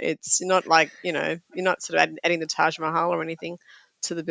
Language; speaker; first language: English; native; English